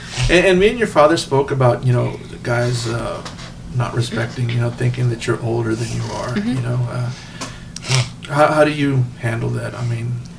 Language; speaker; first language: English; early bilingual, other home language; Spanish